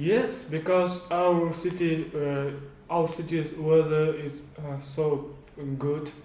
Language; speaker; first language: English; non-native, learner; Kazakh